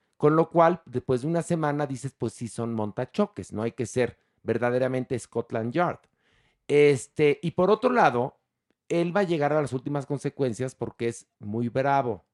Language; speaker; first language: Spanish; native; Spanish